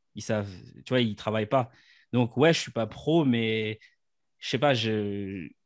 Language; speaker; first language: French; native; French